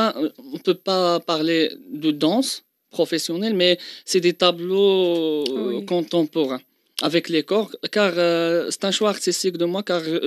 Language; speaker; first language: French; non-native, local second language; Arabic